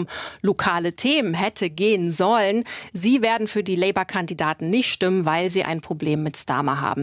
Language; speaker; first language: German; native; German